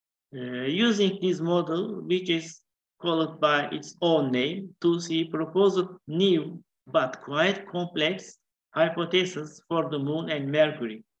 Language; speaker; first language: English; non-native, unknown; Turkish